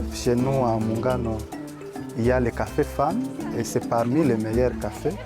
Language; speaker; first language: French; non-native, local second language; Rundi